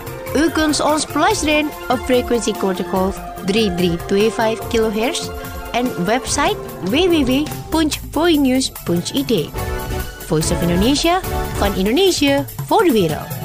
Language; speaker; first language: Dutch; non-native, fluent; Indonesian